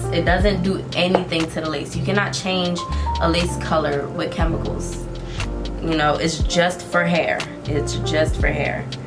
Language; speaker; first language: English; native; English